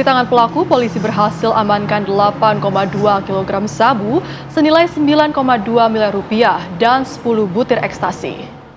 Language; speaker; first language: Indonesian; native; Indonesian